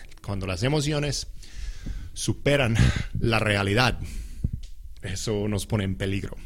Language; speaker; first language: Spanish; non-native, fluent; English